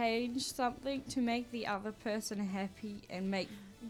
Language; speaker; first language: English; native; English